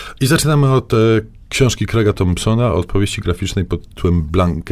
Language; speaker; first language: Polish; native; Polish